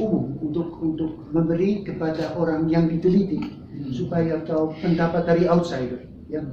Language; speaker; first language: Indonesian; non-native, fluent; Dutch